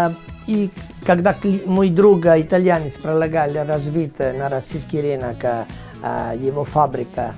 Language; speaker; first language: Russian; non-native, learner; Italian